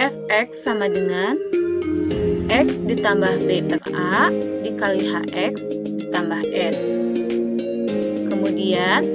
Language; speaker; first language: Indonesian; native; Indonesian